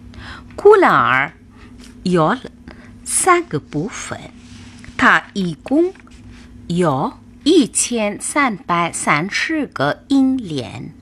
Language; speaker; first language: Chinese; non-native, fluent; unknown